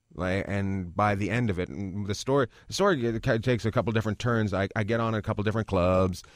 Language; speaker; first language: English; native; English